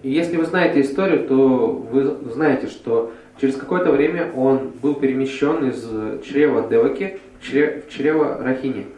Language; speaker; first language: Russian; native; Russian